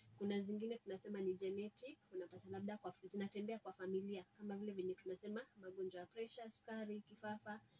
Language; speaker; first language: Swahili; non-native, local second language; Giryama